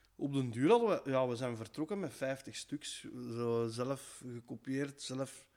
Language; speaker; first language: Dutch; native; Dutch